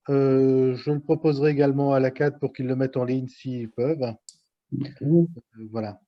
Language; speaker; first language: French; native; French